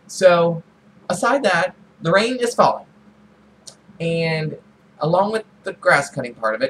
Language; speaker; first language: English; native; English